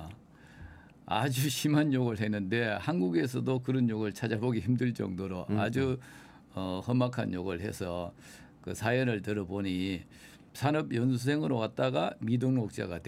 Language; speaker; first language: Korean; native; Korean